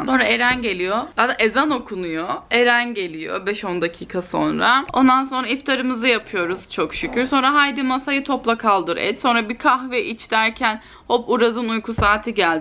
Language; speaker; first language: Turkish; native; Turkish